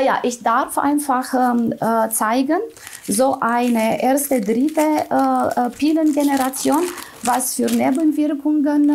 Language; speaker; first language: German; non-native, fluent; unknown